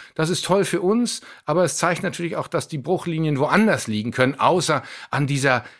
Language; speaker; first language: German; native; German